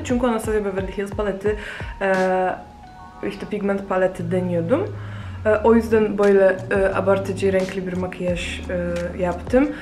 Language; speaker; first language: Turkish; non-native, fluent; Polish